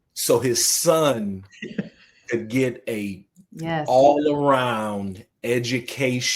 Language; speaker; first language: English; native; English